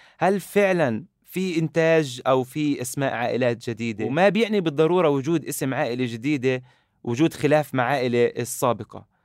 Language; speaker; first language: Arabic; native; Arabic